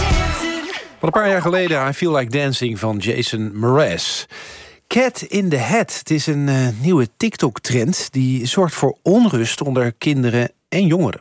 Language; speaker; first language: Dutch; native; Dutch